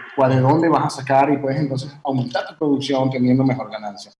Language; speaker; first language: Spanish; early bilingual, heritage; French